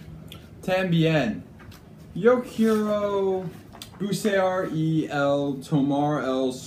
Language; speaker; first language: Spanish; non-native, learner; English